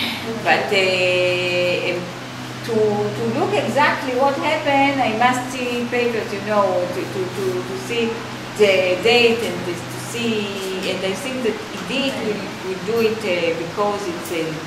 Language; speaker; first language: English; non-native, fluent; Hebrew